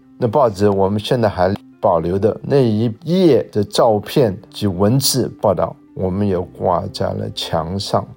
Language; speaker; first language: Chinese; native; Chinese